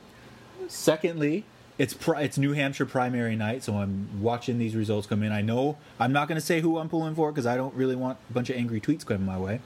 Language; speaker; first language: English; native; English